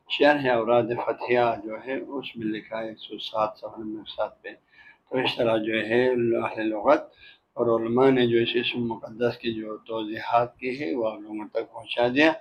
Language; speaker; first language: Urdu; non-native, local second language; Balti